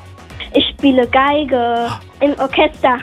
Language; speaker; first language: German; native; German